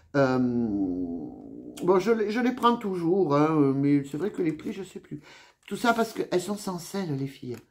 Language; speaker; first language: French; native; French